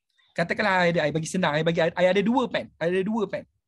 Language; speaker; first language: Malay; native; Malay